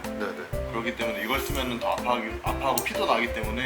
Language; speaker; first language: Korean; native; Korean